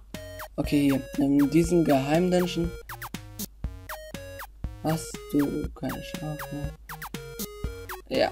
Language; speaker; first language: German; native; German